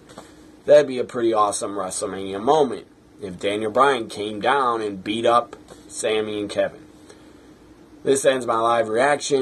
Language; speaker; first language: English; native; English